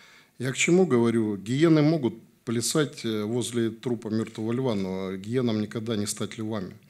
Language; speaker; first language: Russian; native; Russian